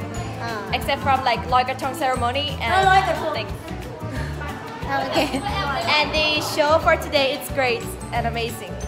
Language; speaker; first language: English; non-native, fluent; Thai